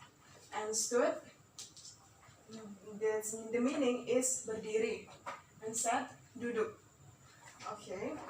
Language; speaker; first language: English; non-native, learner; Indonesian